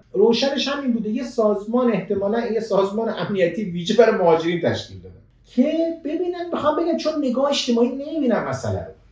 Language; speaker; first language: Persian; native; Persian